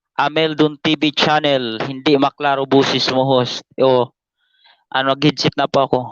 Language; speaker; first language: Filipino; non-native, local second language; Waray